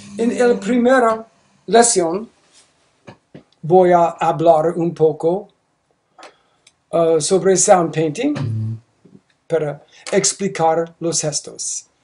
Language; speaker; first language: Spanish; non-native, learner; English